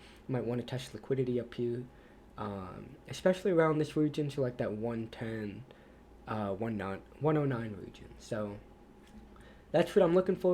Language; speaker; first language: English; native; English